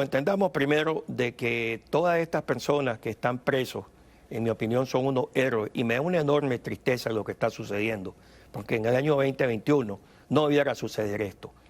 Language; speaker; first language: Spanish; native; Spanish